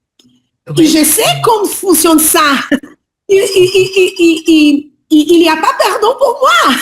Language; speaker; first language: French; non-native, learner; Portuguese